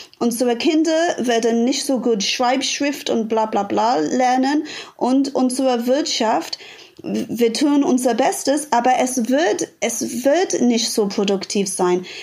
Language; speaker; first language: German; non-native, fluent; English